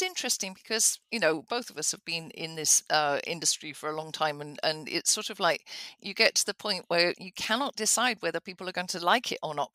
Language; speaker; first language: English; native; English